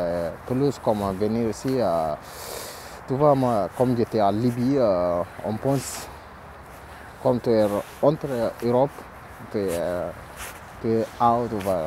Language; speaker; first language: French; non-native, learner; Oromo